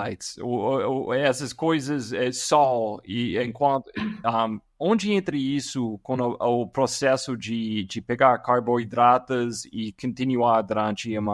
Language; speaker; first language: Portuguese; non-native, fluent; English